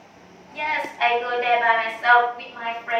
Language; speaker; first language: English; non-native, learner; Thai